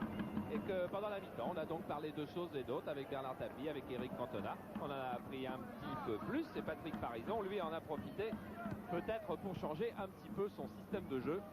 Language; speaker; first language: French; native; French